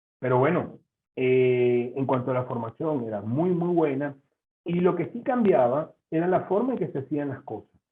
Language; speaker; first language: Spanish; native; Spanish